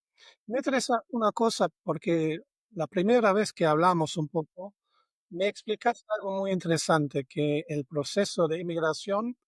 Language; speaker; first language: Spanish; non-native, fluent; German